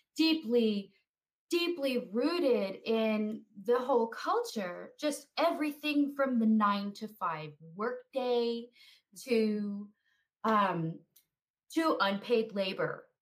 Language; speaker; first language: English; native; English